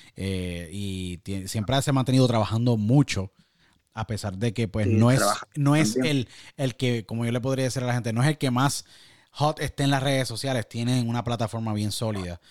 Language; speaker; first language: Spanish; native; Spanish